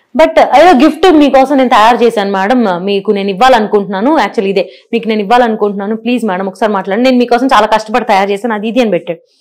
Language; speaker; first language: Telugu; native; Telugu